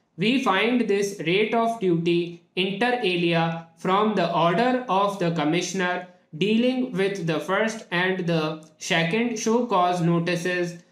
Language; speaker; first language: English; non-native, local second language; Hindi